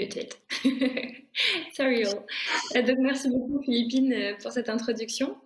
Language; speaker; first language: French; native; French